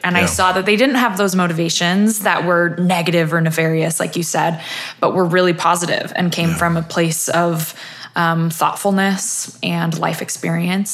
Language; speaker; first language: English; native; English